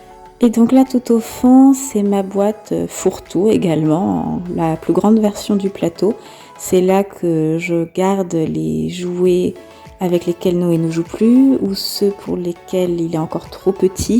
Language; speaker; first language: French; native; French